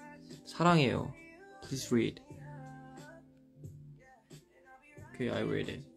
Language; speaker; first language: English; non-native, learner; Korean